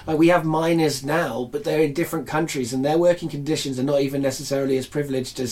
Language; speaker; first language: English; native; English